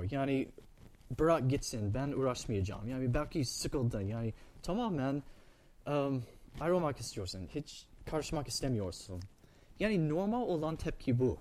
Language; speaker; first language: Turkish; non-native, fluent; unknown